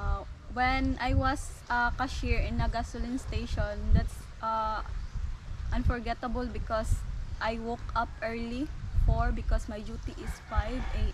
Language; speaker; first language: English; non-native, learner; Filipino